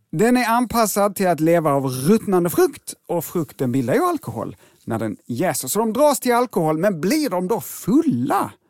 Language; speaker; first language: Swedish; native; Swedish